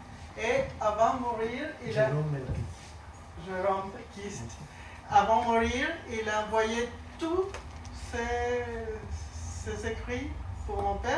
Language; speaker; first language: French; non-native, learner; Spanish